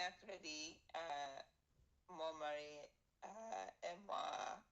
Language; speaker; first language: French; non-native, learner; English